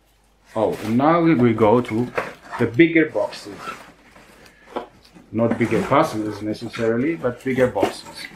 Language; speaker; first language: English; non-native, fluent; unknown